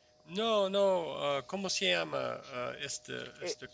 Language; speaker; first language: Spanish; non-native, learner; English